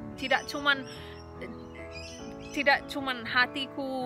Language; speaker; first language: Indonesian; non-native, fluent; English